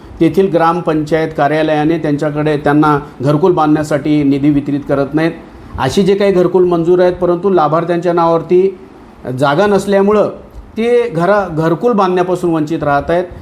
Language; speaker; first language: Marathi; non-native, local second language; Lambadi